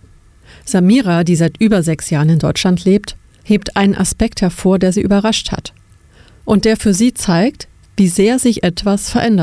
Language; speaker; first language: German; native; German